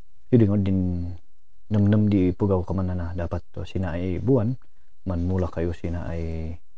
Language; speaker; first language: Filipino; non-native, local second language; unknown